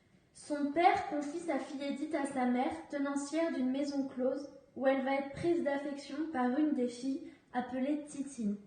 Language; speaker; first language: French; native; French